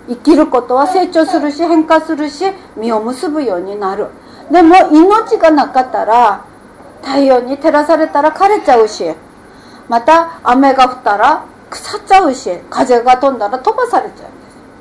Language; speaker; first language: Japanese; non-native, fluent; Korean